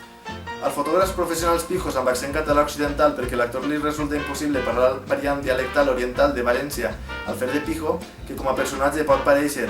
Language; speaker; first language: Catalan; native; Catalan